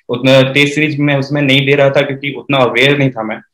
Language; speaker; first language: Hindi; native; Hindi